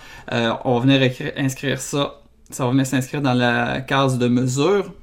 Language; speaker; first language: French; native; French